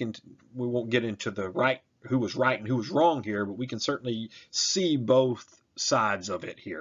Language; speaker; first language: English; native; English